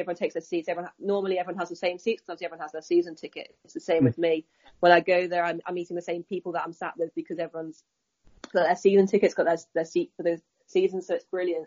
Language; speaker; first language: English; native; English